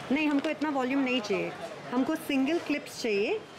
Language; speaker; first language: Hindi; non-native, local second language; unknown